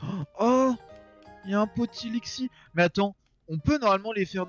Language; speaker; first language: French; native; French